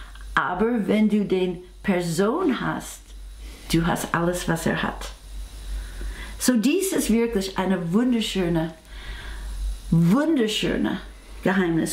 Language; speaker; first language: German; non-native, fluent; English